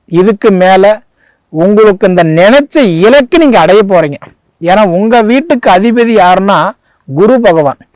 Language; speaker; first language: Tamil; native; Tamil